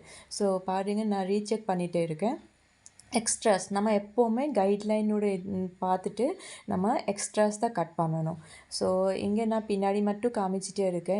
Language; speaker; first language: Tamil; non-native, fluent; Assamese